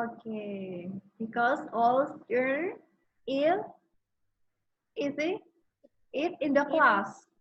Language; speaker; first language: English; non-native, fluent; Indonesian